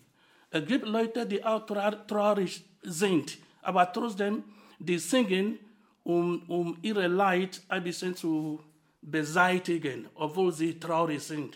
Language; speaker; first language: German; non-native, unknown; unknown